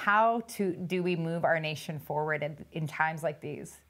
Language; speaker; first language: English; native; English